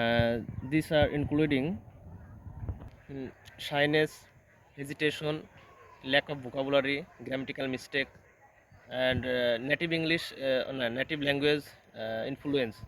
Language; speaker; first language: English; non-native, learner; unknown